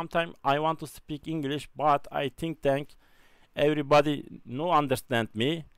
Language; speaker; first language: English; non-native, learner; Turkish